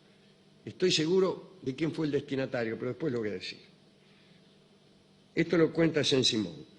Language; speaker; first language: Spanish; native; Spanish